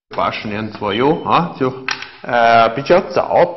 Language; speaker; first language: Chinese; non-native, fluent; German